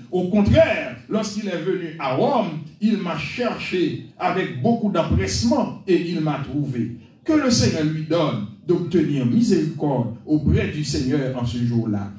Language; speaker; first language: French; non-native, local second language; Haitian Creole